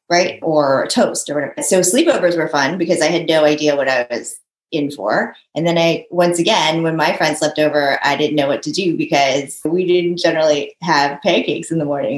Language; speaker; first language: English; early bilingual, other home language; Japanese